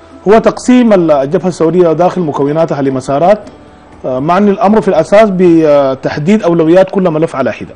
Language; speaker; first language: Arabic; native; Arabic